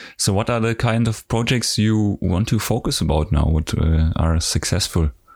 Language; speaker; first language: English; non-native, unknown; German